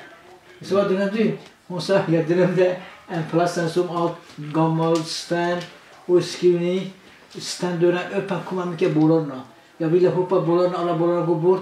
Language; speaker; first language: Swedish; non-native, learner; Kurdish